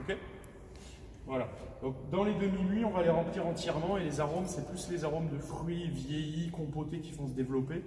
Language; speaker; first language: French; native; French